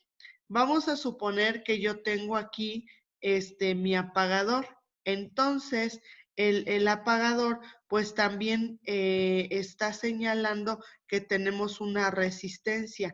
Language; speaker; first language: Spanish; native; Spanish